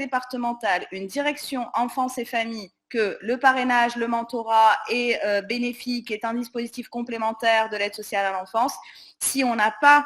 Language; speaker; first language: French; native; French